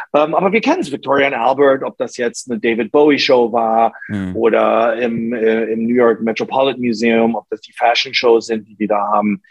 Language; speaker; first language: German; non-native, local second language; English